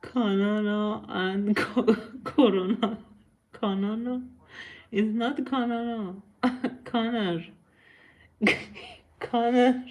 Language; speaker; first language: English; non-native, learner; Persian